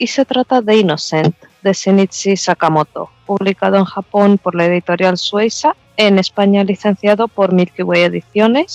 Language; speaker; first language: Spanish; native; Spanish